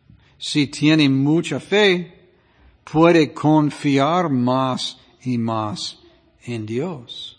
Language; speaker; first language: Spanish; non-native, fluent; English